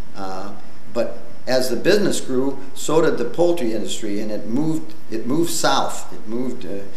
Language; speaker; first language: English; native; English